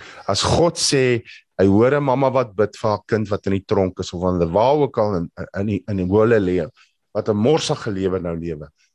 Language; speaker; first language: Afrikaans; native; Afrikaans